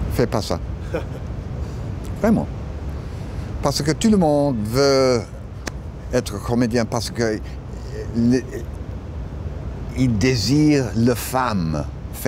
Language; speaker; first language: French; non-native, learner; English